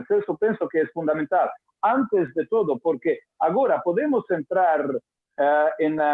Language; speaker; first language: Portuguese; non-native, learner; Croatian